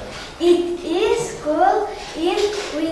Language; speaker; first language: English; non-native, learner; Kazakh